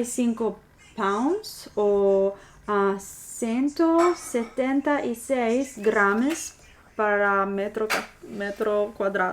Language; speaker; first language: Portuguese; non-native, learner; English